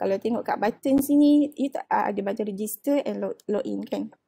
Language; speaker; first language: Malay; native; Malay